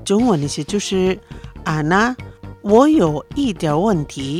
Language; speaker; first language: Chinese; non-native, fluent; Indonesian